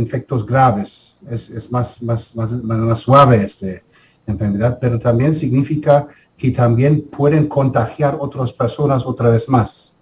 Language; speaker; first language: Spanish; non-native, fluent; German